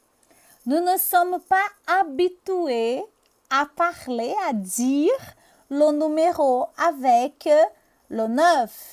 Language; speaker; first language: French; non-native, fluent; Portuguese